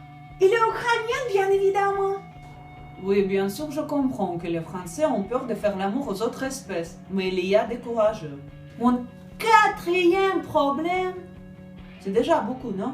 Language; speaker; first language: French; non-native, fluent; Ukrainian